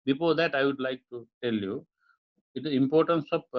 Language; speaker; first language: English; non-native, local second language; Sinhala